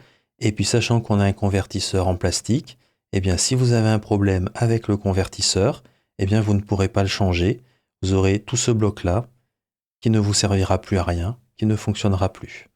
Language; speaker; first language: French; native; French